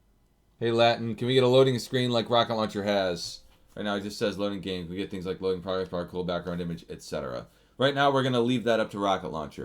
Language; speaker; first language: English; native; English